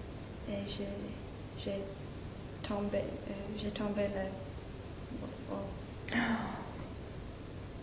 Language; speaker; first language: French; non-native, learner; English